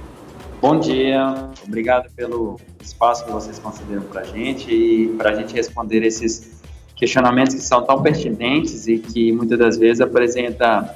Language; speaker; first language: Portuguese; native; Portuguese